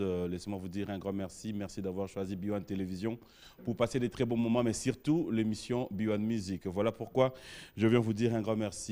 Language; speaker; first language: French; non-native, local second language; Lingala